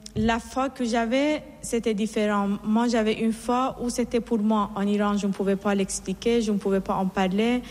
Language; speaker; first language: French; non-native, fluent; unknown